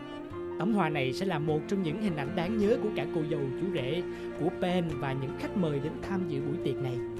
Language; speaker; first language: Vietnamese; native; Vietnamese